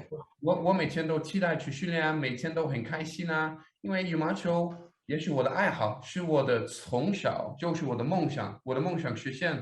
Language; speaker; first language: Chinese; non-native, fluent; Danish